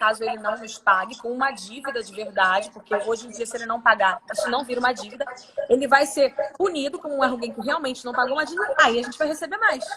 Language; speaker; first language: Portuguese; native; Portuguese